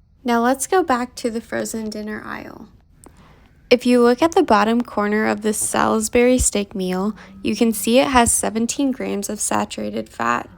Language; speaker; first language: English; native; English